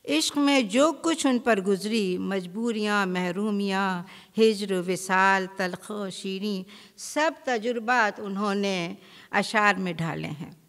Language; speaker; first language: Urdu; native; Urdu